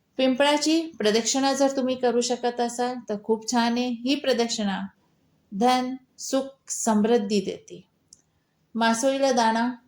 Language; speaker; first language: Marathi; non-native, local second language; Hindi